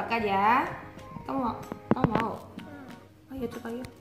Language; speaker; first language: Indonesian; non-native, fluent; Korean